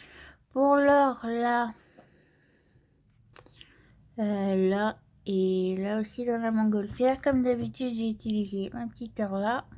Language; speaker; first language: French; native; French